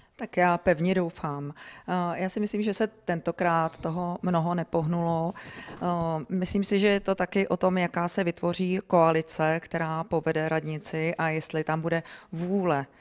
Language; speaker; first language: Czech; native; Czech